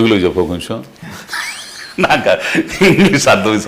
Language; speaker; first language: Telugu; native; Telugu